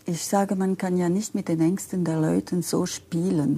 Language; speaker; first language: German; non-native, local second language; French